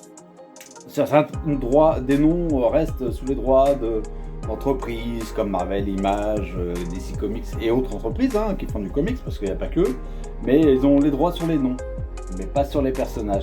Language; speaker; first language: French; native; French